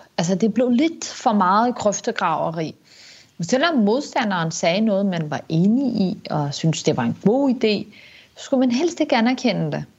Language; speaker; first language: Danish; early bilingual, other home language; Kurdish